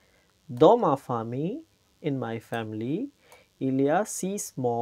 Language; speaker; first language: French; non-native, fluent; Hindi